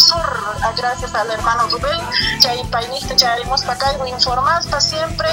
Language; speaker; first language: Spanish; native; Spanish